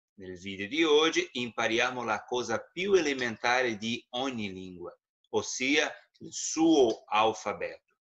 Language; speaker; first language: Italian; non-native, fluent; Portuguese